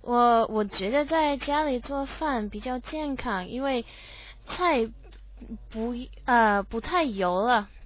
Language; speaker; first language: Chinese; non-native, learner; English